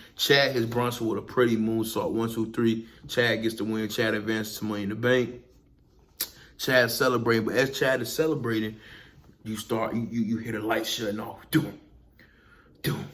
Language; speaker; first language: English; native; English